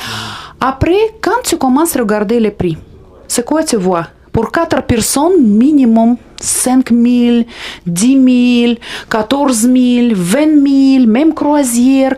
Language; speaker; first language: French; non-native, fluent; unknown